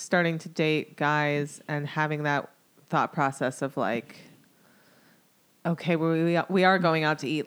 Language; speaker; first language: English; native; English